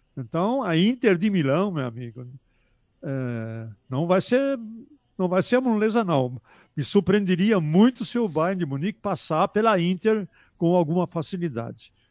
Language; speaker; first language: Portuguese; early bilingual, other home language; German